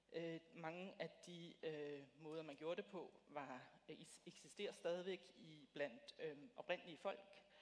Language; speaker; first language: Danish; native; Danish